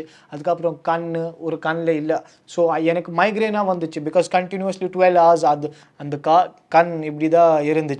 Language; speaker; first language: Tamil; non-native, learner; Kashmiri